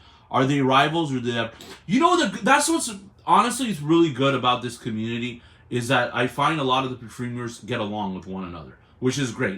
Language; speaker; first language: English; native; English